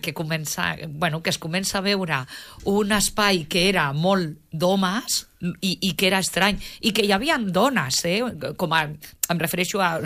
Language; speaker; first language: Catalan; native; Catalan